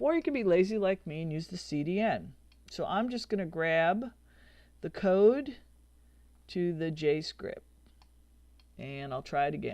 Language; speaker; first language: English; native; English